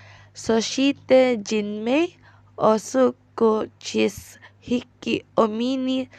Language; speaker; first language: Japanese; non-native, learner; Filipino